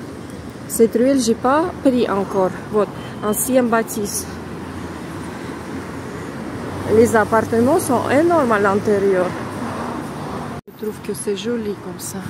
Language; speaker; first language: French; non-native, fluent; Russian